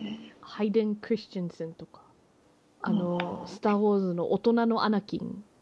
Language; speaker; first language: Japanese; native; Japanese